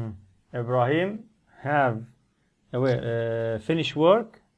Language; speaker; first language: English; non-native, fluent; Arabic